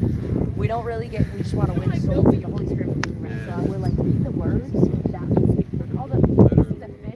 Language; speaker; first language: English; native; English